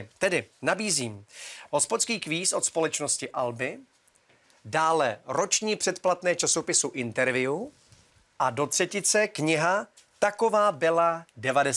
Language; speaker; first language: Czech; native; Czech